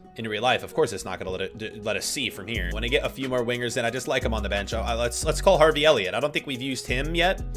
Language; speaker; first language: English; native; English